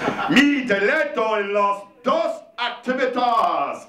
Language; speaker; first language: Spanish; non-native, learner; English